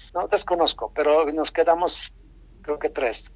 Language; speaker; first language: Spanish; non-native, fluent; Polish